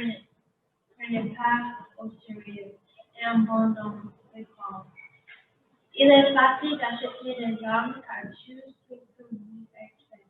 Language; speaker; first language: French; non-native, learner; English